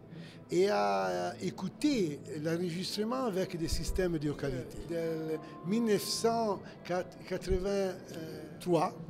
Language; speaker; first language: French; non-native, fluent; Italian